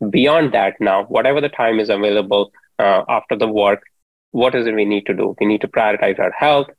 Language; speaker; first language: English; non-native, local second language; Hindi